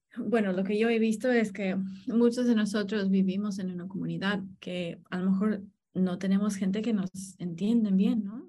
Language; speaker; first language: Spanish; non-native, fluent; English